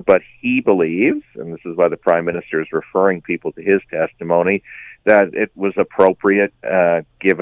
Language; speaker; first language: English; native; English